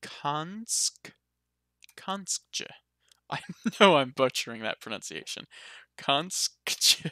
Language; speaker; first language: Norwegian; non-native, learner; English